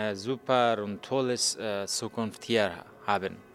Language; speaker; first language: German; non-native, learner; Persian